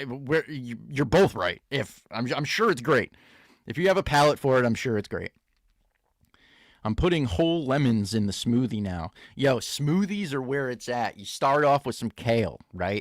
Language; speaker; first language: English; native; English